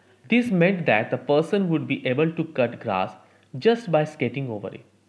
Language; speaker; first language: English; non-native, local second language; Bangla